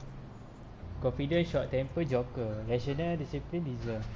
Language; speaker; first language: English; non-native, local second language; Malay